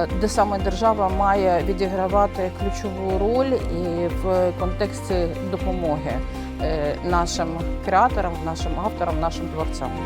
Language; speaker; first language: Ukrainian; native; Ukrainian